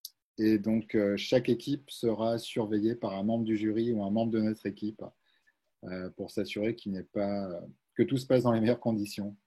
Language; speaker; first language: French; native; French